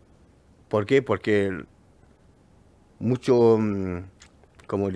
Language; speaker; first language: Spanish; non-native, learner; French